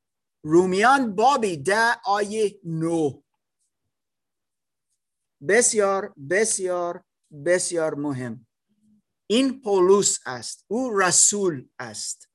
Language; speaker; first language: Persian; non-native, learner; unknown